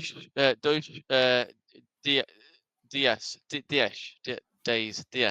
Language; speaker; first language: Portuguese; non-native, learner; English